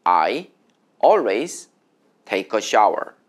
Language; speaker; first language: English; non-native, fluent; Korean